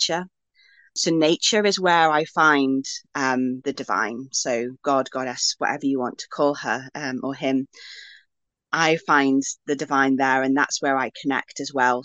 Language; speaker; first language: English; native; English